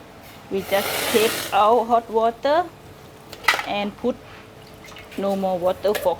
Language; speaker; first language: English; non-native, learner; Thai